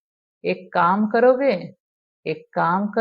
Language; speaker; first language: Hindi; non-native, fluent; Bangla